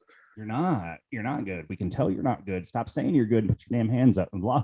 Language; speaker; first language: English; native; English